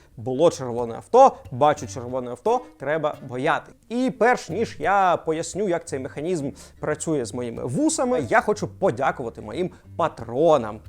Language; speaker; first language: Ukrainian; non-native, local second language; Russian